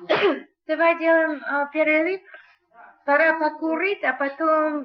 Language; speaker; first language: Russian; non-native, learner; English